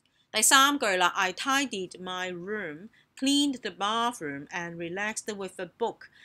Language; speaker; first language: English; non-native, local second language; Cantonese